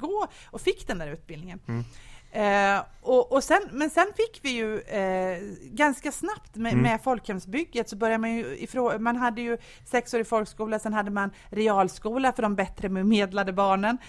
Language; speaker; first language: Swedish; native; Swedish